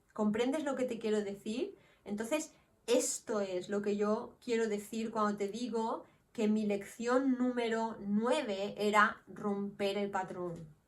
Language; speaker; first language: Spanish; native; Spanish